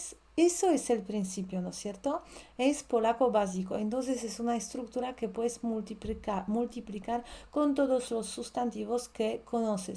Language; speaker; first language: Spanish; non-native, fluent; Polish